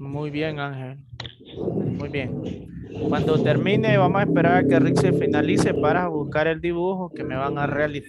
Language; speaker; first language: Spanish; native; Spanish